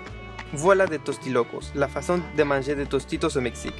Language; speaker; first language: French; non-native, fluent; Spanish